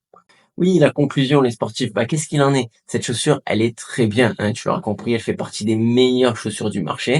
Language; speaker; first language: French; native; French